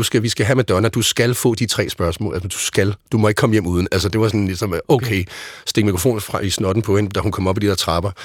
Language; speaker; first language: Danish; native; Danish